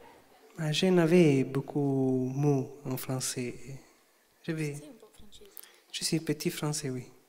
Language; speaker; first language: French; non-native, learner; Italian